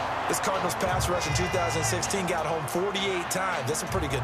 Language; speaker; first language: English; native; English